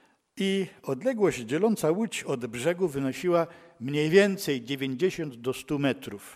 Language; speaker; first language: Polish; native; Polish